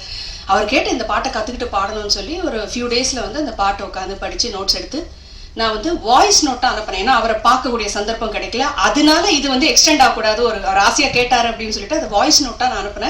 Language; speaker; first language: Tamil; native; Tamil